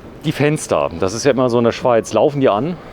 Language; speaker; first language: German; native; German